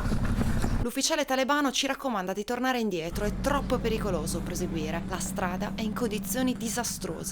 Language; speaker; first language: Italian; native; Italian